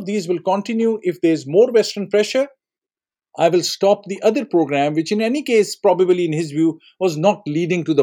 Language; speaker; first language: English; non-native, local second language; Urdu